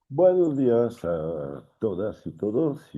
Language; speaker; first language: Spanish; non-native, fluent; French